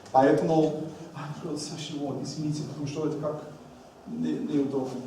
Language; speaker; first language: Russian; non-native, learner; English